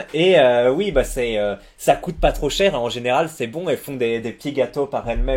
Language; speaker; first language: French; native; French